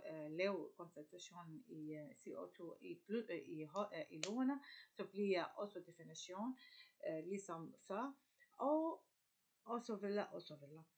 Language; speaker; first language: Danish; non-native, learner; Arabic